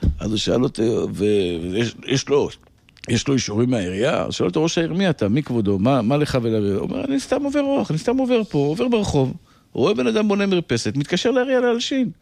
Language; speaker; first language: Hebrew; native; Hebrew